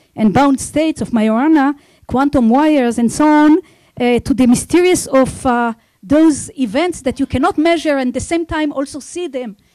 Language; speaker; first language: English; non-native, fluent; Hebrew